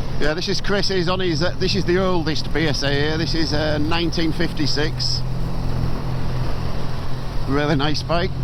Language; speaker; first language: English; native; English